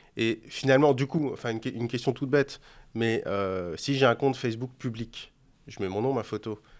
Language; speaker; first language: French; native; French